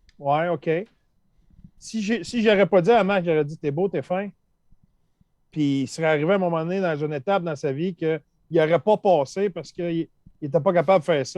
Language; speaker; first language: French; native; French